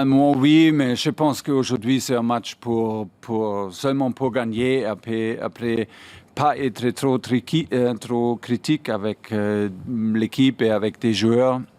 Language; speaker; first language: French; non-native, fluent; German